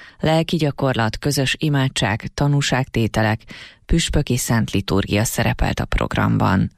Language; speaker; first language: Hungarian; native; Hungarian